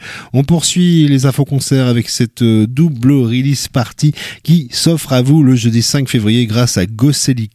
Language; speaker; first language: French; native; French